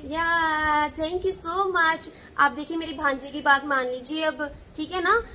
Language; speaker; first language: Hindi; native; Hindi